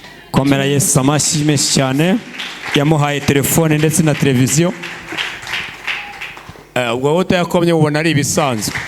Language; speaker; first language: Kinyarwanda; native; Kinyarwanda